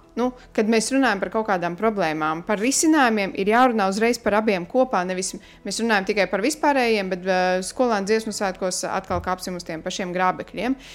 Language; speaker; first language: Latvian; native; Latvian